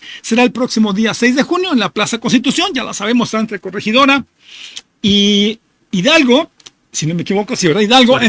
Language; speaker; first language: Spanish; native; Spanish